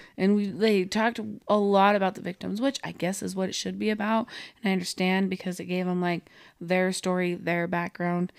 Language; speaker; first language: English; native; English